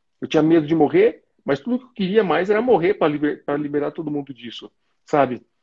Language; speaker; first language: Portuguese; native; Portuguese